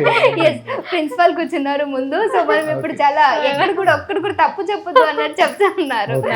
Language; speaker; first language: Telugu; native; Telugu